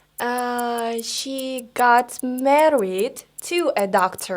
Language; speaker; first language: English; non-native, fluent; Vietnamese